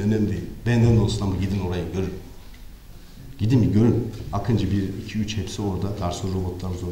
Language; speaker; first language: Turkish; native; Turkish